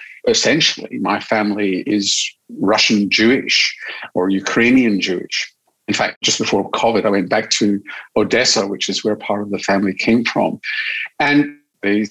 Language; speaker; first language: English; native; English